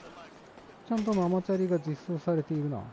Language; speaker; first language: Japanese; native; Japanese